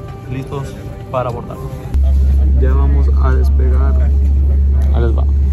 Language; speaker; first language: Spanish; early bilingual, heritage; Spanish